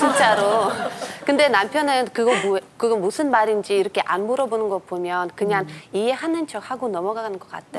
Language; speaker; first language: Korean; non-native, fluent; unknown